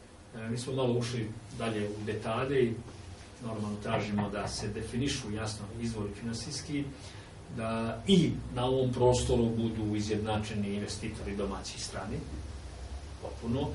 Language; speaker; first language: Serbian; native; Serbian